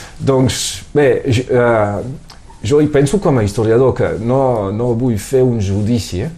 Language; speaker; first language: Catalan; non-native, local second language; French